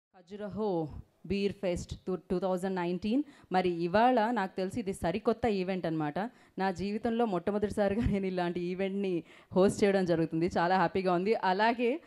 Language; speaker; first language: Telugu; native; Telugu